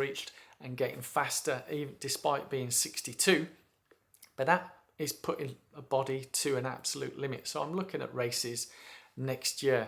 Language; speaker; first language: English; native; English